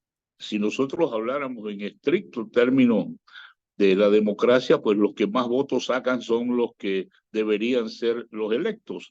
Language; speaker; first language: Spanish; native; Spanish